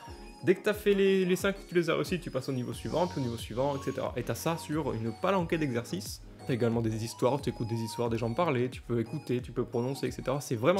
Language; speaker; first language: French; native; French